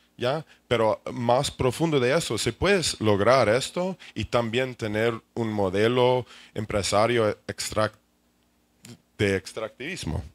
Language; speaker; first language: Spanish; non-native, fluent; English